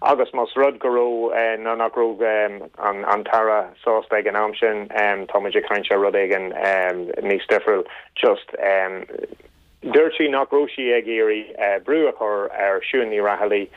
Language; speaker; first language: Irish; non-native, local second language; English